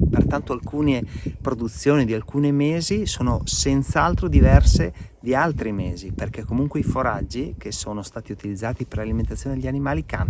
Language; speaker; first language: Italian; native; Italian